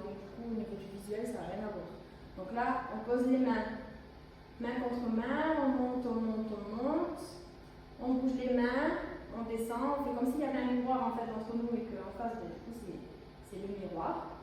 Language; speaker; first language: French; native; French